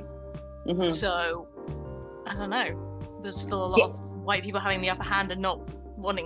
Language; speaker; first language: English; native; English